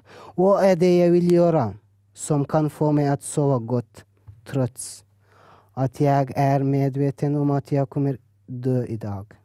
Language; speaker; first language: Swedish; early bilingual, other home language; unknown